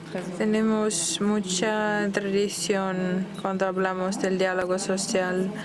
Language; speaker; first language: Spanish; non-native, fluent; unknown